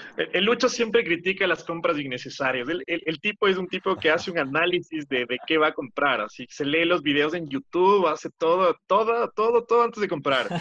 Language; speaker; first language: Spanish; native; Spanish